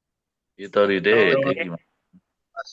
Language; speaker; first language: Japanese; non-native, learner; Indonesian